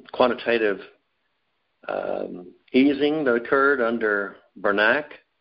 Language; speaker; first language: English; native; English